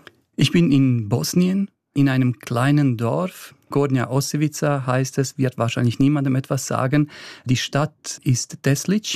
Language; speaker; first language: German; early bilingual, other home language; Bosnian